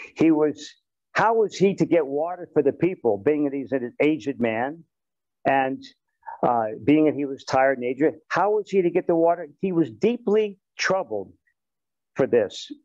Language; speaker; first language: English; native; English